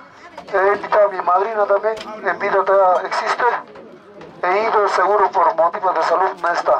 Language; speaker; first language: Spanish; native; Spanish